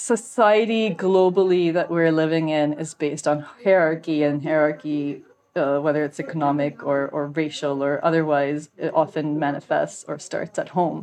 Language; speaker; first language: English; non-native, local second language; Urdu